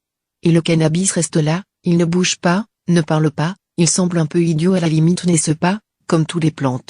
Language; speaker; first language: French; native; French